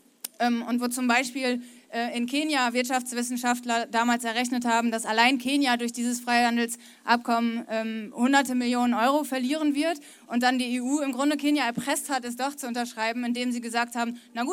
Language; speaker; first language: German; native; German